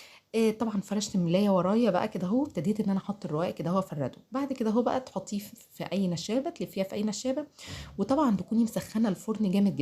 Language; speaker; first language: Arabic; native; Arabic